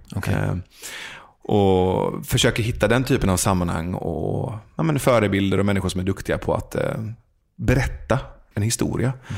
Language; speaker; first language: Swedish; early bilingual, other home language; Persian